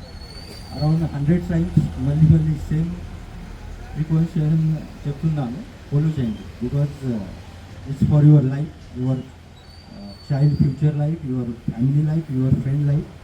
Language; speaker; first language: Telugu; non-native, learner; Hindi